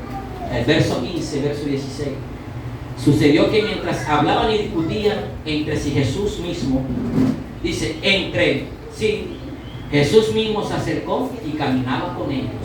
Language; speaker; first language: Spanish; native; Spanish